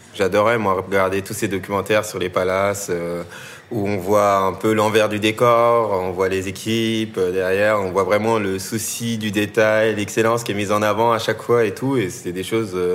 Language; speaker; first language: French; native; French